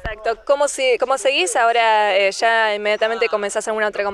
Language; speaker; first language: Spanish; native; Spanish